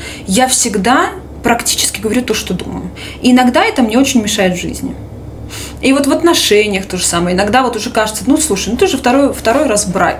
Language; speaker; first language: Russian; native; Russian